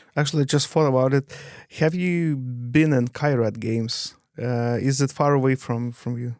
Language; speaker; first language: English; non-native, fluent; Lithuanian